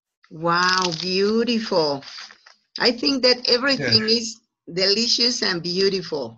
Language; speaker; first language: English; non-native, fluent; Spanish